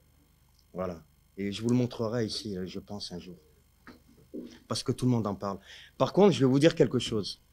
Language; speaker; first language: French; native; French